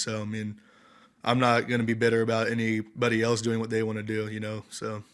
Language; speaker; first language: English; native; English